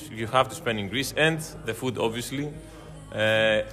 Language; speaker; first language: English; non-native, fluent; Greek